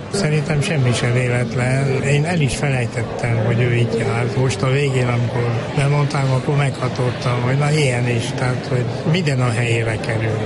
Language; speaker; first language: Hungarian; native; Hungarian